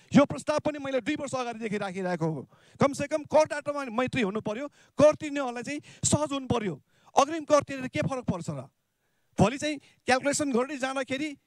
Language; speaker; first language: Nepali; non-native, local second language; Newari